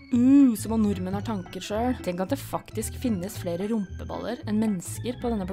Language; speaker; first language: Norwegian; native; Norwegian